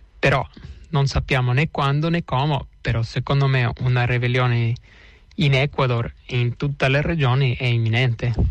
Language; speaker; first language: Italian; non-native, fluent; Spanish